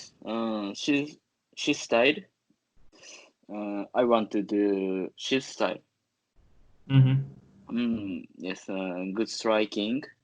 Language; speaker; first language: English; non-native, learner; Japanese